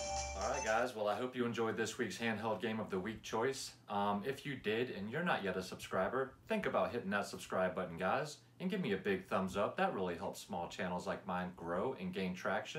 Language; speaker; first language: English; native; English